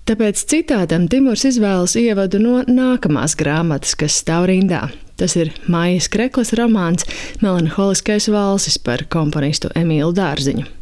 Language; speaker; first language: Latvian; native; Latvian